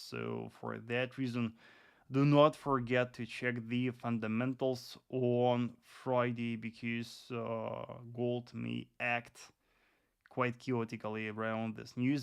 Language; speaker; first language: English; non-native, fluent; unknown